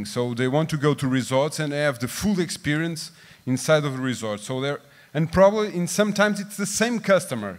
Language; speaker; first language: English; non-native, fluent; Portuguese